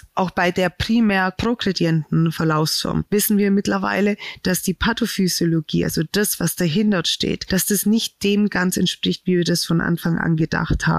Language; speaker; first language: German; native; German